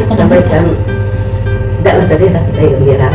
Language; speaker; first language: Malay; non-native, local second language; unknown